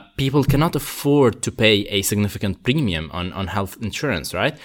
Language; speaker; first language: English; non-native, fluent; Arabic